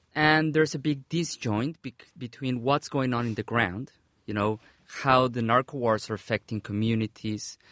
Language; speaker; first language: English; non-native, fluent; Spanish